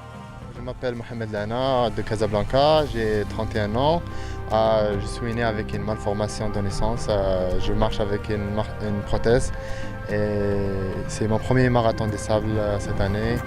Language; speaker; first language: French; non-native, local second language; Arabic